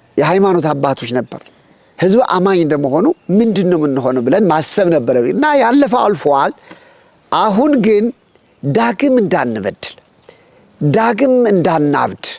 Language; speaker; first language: Amharic; native; Amharic